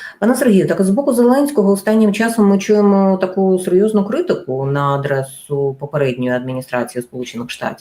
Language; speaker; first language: Ukrainian; native; Ukrainian